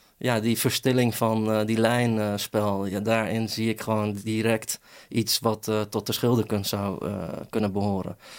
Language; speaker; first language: Dutch; early bilingual, other home language; Persian